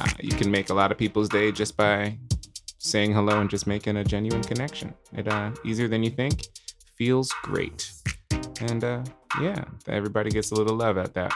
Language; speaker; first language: English; native; English